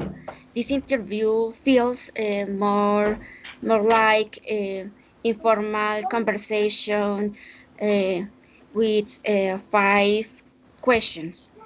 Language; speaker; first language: English; non-native, learner; Spanish